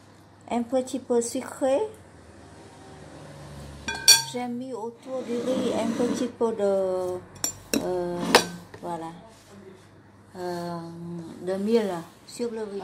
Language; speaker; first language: French; non-native, learner; Vietnamese